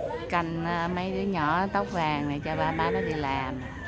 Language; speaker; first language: Vietnamese; native; Vietnamese